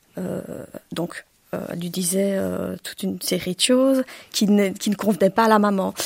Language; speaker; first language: French; early bilingual, other home language; Turkish